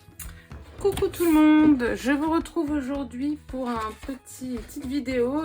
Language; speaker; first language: French; native; French